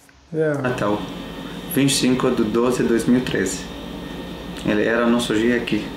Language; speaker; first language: Portuguese; non-native, fluent; Arabic